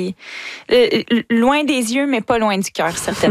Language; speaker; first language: French; native; French